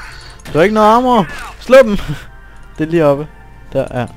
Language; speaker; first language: Danish; native; Danish